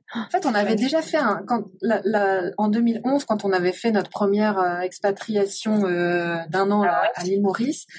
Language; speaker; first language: French; native; French